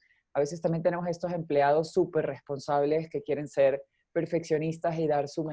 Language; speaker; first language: Spanish; native; Spanish